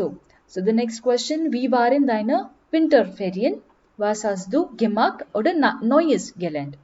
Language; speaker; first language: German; non-native, learner; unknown